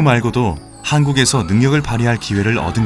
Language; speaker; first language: Korean; native; Korean